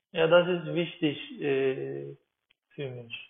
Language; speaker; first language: German; non-native, learner; Turkish